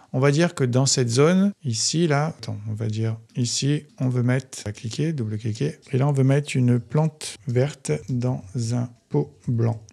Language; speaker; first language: French; native; French